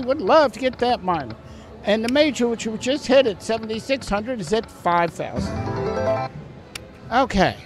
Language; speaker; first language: English; native; English